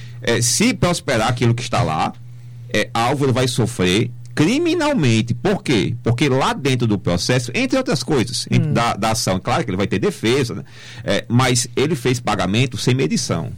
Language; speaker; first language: Portuguese; native; Portuguese